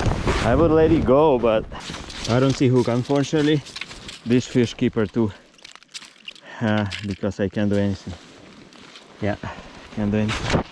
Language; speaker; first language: English; non-native, learner; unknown